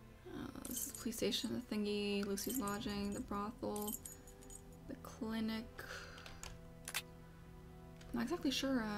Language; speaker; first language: English; native; English